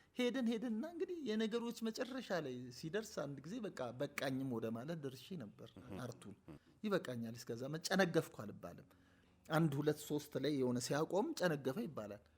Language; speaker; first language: Amharic; native; Amharic